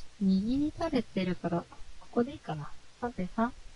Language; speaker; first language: Japanese; native; Japanese